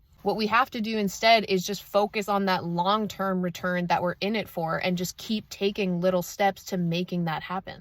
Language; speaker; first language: English; native; English